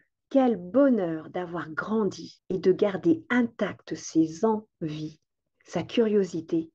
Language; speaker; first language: French; native; French